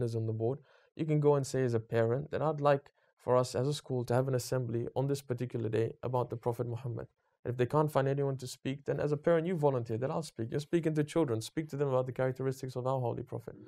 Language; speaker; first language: English; native; English